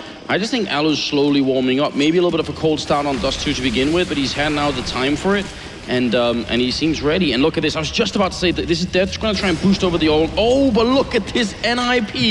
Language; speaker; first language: English; non-native, fluent; Swedish